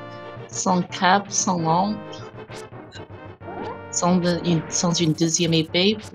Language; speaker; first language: French; non-native, fluent; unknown